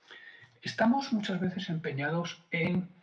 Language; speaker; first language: Spanish; native; Spanish